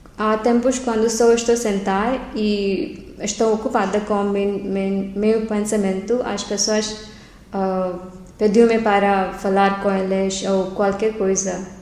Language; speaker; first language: Portuguese; non-native, learner; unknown